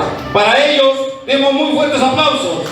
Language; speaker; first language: Spanish; native; Spanish